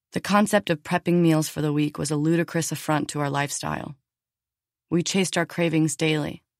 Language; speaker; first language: English; native; English